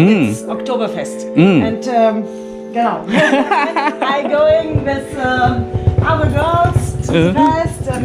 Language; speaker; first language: English; non-native, learner; German